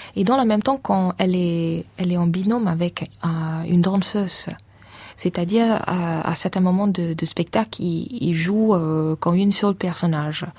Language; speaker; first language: French; non-native, fluent; English